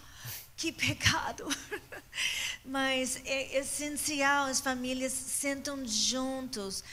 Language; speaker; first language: Portuguese; non-native, fluent; English